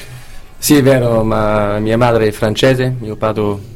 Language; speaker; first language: Italian; non-native, learner; German